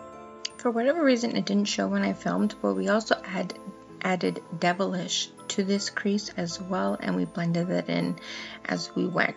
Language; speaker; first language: English; native; English